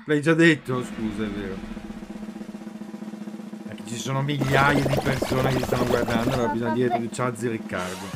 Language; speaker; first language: Italian; native; Italian